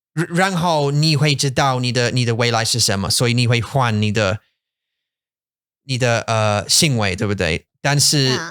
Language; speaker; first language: Chinese; non-native, fluent; English